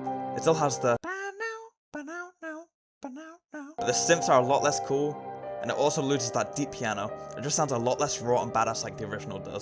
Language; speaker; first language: English; native; English